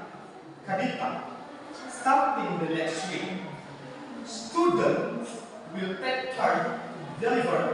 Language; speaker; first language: English; non-native, learner; Indonesian